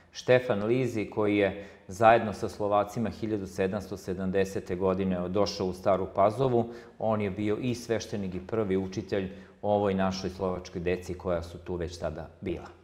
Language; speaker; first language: Croatian; non-native, local second language; Slovak